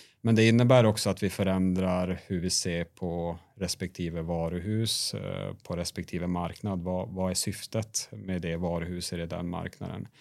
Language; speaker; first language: Swedish; native; Swedish